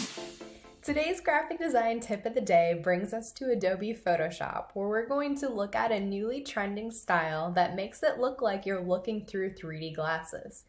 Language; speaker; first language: English; native; English